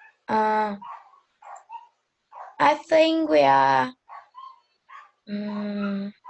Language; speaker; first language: English; non-native, learner; Vietnamese